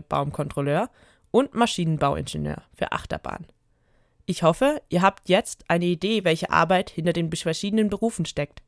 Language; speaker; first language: German; native; German